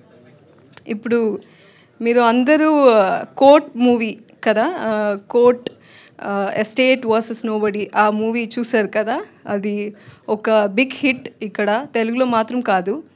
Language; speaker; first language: Telugu; non-native, learner; Tamil